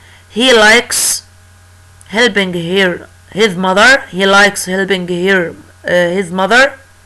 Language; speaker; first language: English; non-native, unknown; Arabic